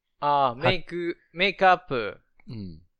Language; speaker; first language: English; non-native, learner; Japanese